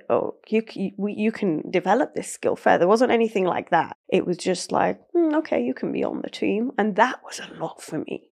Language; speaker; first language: English; early bilingual, other home language; Persian